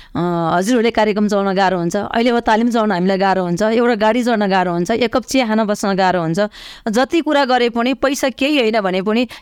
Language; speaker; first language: Nepali; native; Nepali